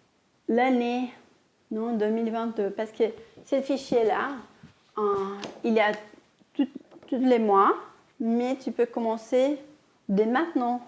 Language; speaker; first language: French; non-native, fluent; Portuguese